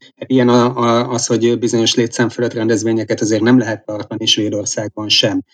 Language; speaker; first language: Hungarian; native; Hungarian